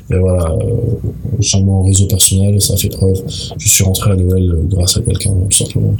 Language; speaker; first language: French; non-native, local second language; Arabic